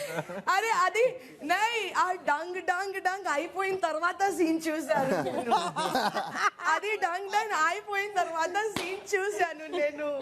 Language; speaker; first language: Telugu; non-native, fluent; Hindi